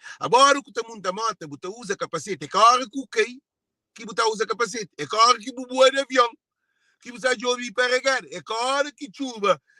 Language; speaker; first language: Portuguese; non-native, local second language; Kabuverdianu